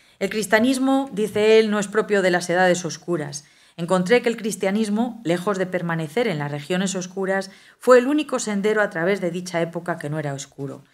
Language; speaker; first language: Spanish; native; Spanish